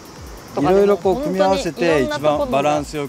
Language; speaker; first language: Japanese; native; Japanese